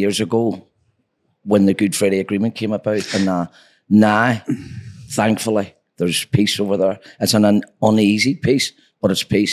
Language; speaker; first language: English; native; English